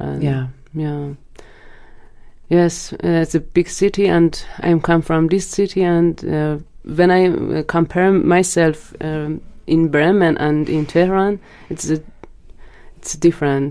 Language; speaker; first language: English; non-native, learner; Persian